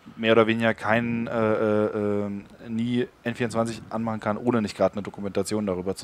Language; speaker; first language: German; native; German